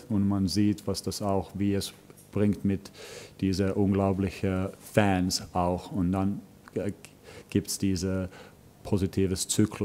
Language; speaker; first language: German; non-native, fluent; Finnish